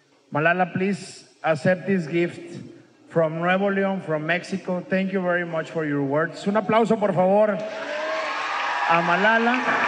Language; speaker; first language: English; non-native, fluent; Spanish